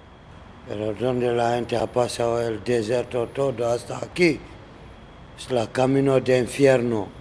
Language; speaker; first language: Spanish; non-native, learner; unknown